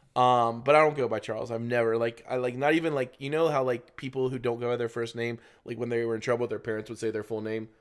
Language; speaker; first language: English; native; English